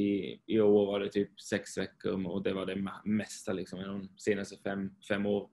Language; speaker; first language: Swedish; non-native, fluent; Swiss German